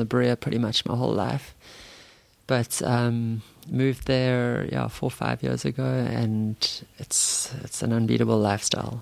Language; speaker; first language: English; native; English